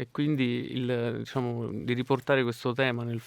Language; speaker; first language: Italian; native; Italian